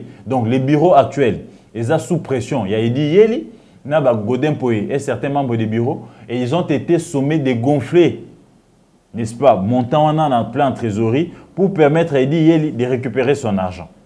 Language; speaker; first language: French; non-native, local second language; Lingala